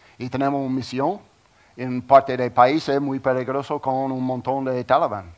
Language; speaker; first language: Spanish; non-native, learner; English